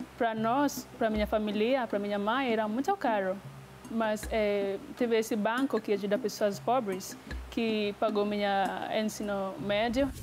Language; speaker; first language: Portuguese; non-native, learner; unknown